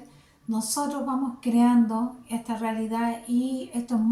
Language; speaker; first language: Spanish; native; Spanish